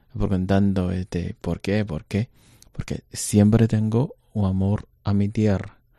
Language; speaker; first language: Spanish; non-native, learner; Chinese